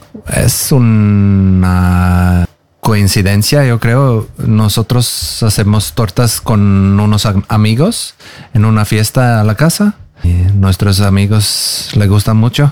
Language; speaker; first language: Spanish; non-native, fluent; Norwegian